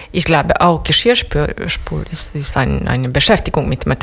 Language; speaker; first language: German; non-native, fluent; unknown